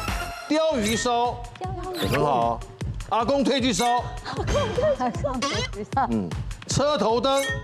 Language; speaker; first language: Chinese; native; Chinese